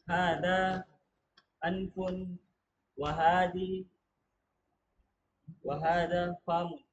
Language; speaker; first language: Arabic; non-native, learner; Indonesian